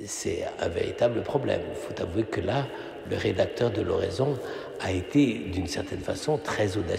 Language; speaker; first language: French; native; French